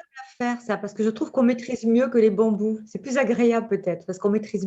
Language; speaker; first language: French; native; French